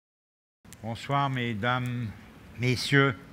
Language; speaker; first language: French; non-native, fluent; German